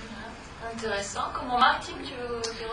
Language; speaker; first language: French; native; French